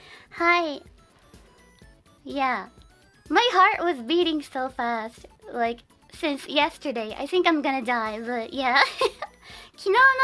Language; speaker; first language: English; non-native, fluent; Japanese